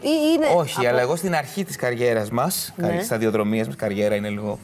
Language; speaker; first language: Greek; native; Greek